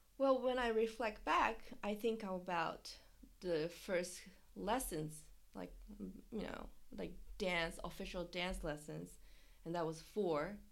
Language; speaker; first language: English; non-native, fluent; Japanese